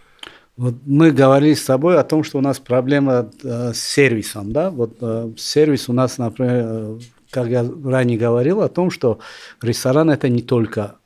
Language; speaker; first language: Russian; non-native, local second language; Tajik